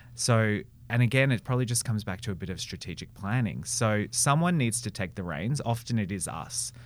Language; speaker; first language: English; native; English